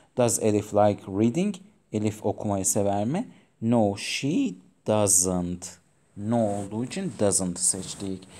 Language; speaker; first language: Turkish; non-native, fluent; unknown